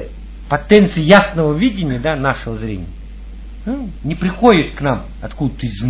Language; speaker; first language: Russian; native; Russian